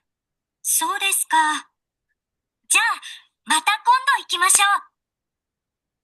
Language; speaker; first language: Japanese; non-native, learner; Sinhala